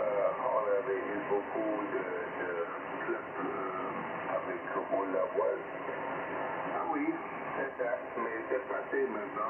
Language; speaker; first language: French; non-native, local second language; German